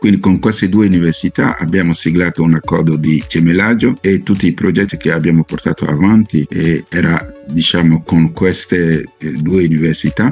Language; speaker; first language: Italian; non-native, fluent; Fon